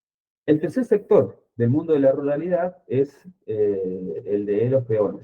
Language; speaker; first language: Spanish; native; Spanish